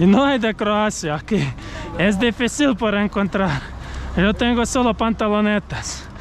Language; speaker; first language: Spanish; non-native, learner; Croatian